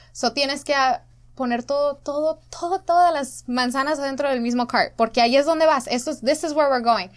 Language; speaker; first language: Spanish; early bilingual, other home language; English